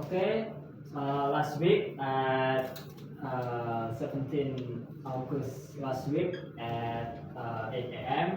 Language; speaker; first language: English; non-native, learner; Indonesian